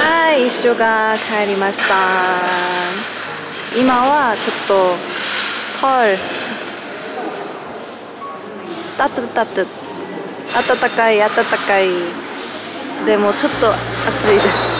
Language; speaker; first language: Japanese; non-native, learner; Korean